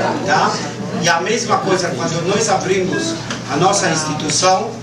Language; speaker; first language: Portuguese; non-native, fluent; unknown